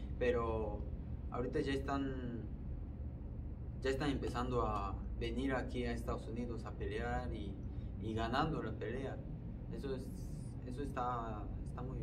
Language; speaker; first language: Spanish; non-native, fluent; Japanese